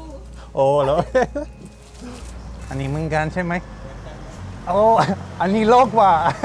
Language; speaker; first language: Thai; non-native, learner; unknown